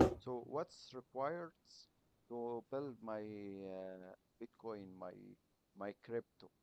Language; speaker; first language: English; non-native, learner; Arabic